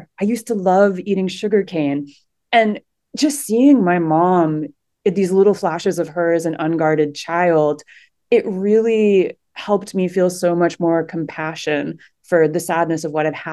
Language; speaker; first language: English; native; English